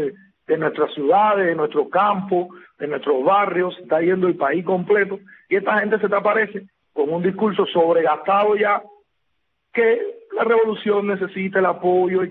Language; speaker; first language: Spanish; native; Spanish